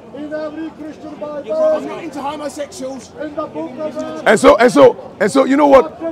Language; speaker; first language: English; non-native, local second language; Ga